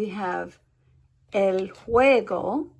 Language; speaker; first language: Spanish; non-native, fluent; English